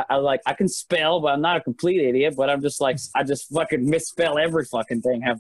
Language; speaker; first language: English; native; English